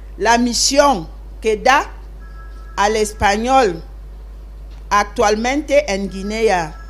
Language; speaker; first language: Spanish; non-native, fluent; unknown